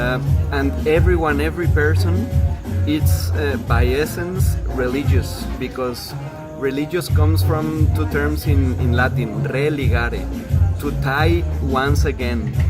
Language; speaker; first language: English; non-native, fluent; Spanish